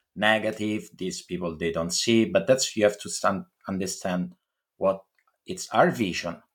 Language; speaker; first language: English; non-native, fluent; Italian